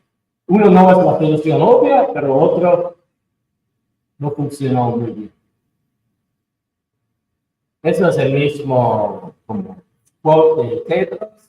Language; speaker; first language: Spanish; non-native, fluent; English